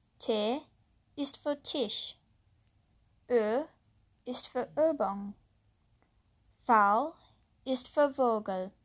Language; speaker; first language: German; non-native, learner; English